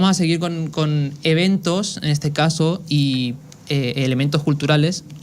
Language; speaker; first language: Spanish; native; Spanish